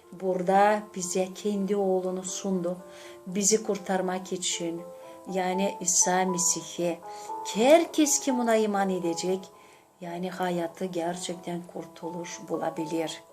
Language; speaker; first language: Turkish; non-native, learner; Gagauz